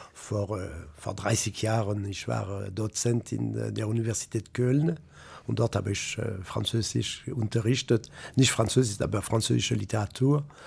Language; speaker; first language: German; non-native, fluent; French